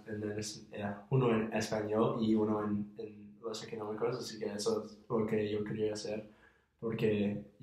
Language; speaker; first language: Spanish; non-native, fluent; English